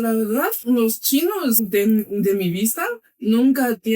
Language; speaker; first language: Spanish; non-native, fluent; Chinese